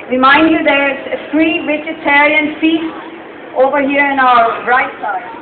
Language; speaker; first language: English; non-native, fluent; Danish